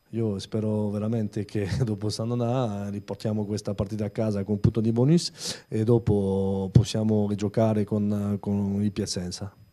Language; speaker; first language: Italian; non-native, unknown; French